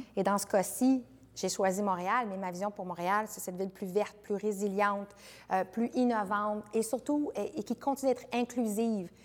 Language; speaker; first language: French; native; French